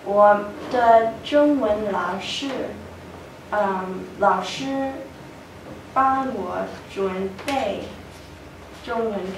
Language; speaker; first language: Chinese; non-native, learner; English